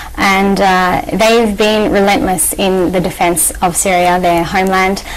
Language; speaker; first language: English; native; English